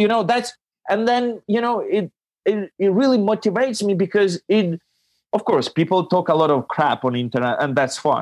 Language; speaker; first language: English; non-native, fluent; Ukrainian